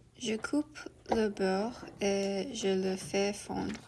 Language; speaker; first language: French; non-native, learner; English